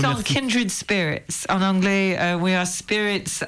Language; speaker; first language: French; non-native, learner; English